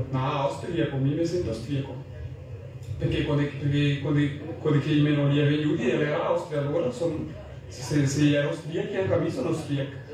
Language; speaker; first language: Italian; early bilingual, heritage; Italian